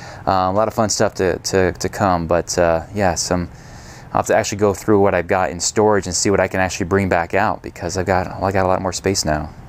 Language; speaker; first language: English; native; English